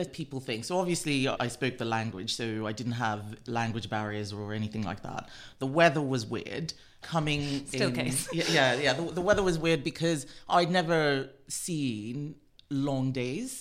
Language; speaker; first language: English; non-native, local second language; Yoruba